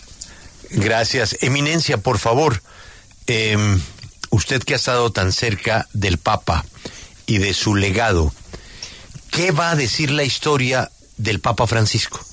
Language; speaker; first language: Spanish; native; Spanish